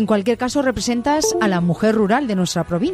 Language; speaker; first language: Spanish; native; Spanish